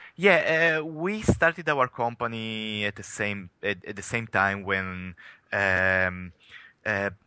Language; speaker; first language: English; non-native, fluent; Italian